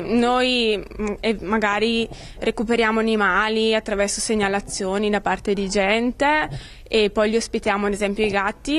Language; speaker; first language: Italian; native; Italian